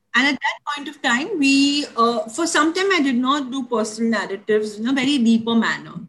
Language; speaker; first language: English; non-native, local second language; Tulu